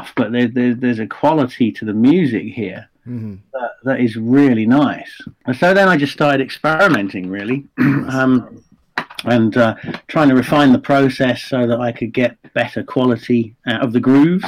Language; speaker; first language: English; native; English